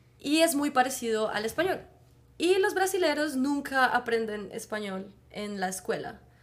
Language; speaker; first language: Spanish; native; Spanish